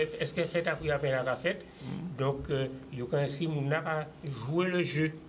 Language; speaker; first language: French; non-native, local second language; Guadeloupean Creole French